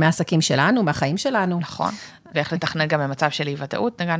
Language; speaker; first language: Hebrew; native; Hebrew